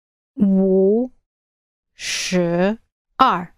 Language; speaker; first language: Chinese; non-native, learner; English